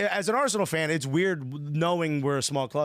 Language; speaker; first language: English; native; English